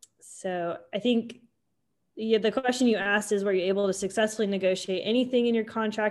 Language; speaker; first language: English; native; English